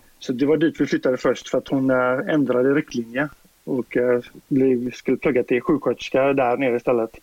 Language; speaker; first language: Swedish; native; Swedish